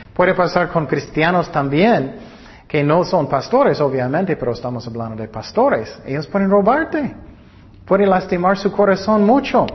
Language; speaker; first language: Spanish; non-native, learner; English